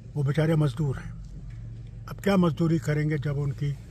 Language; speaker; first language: Urdu; native; Urdu